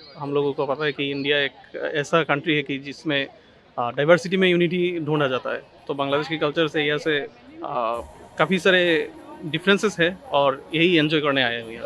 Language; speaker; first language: Hindi; non-native, fluent; Bangla